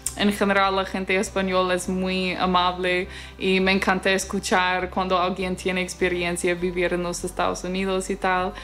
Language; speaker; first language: Spanish; non-native, fluent; English